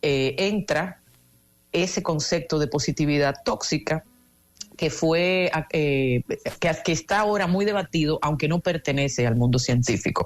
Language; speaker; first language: Spanish; native; Spanish